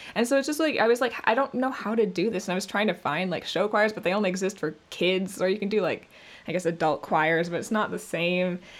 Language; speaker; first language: English; native; English